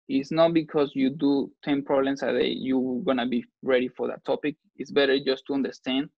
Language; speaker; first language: English; non-native, fluent; Spanish